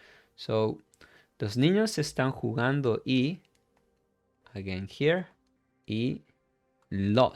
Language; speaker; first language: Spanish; non-native, fluent; English